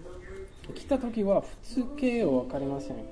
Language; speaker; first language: Japanese; non-native, learner; English